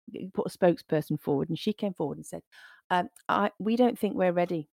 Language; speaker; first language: English; native; English